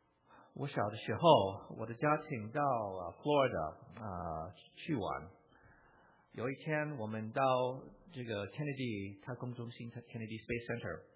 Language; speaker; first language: Chinese; non-native, fluent; English